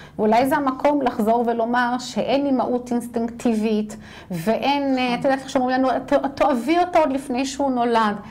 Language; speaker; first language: Hebrew; native; Hebrew